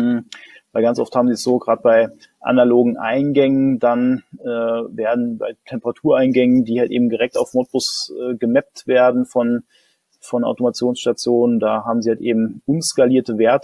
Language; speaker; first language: German; native; German